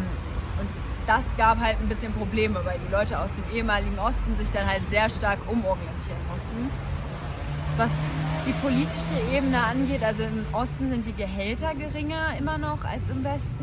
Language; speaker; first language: German; native; German